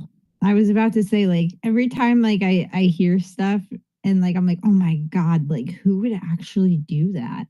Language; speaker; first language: English; native; English